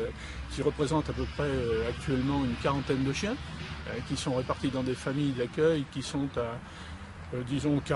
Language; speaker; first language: French; native; French